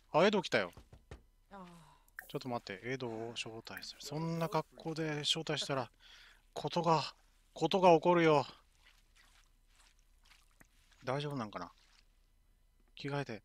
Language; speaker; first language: Japanese; native; Japanese